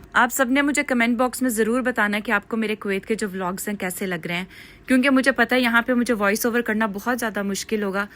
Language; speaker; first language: Urdu; native; Urdu